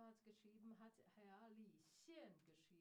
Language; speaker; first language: German; non-native, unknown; Chinese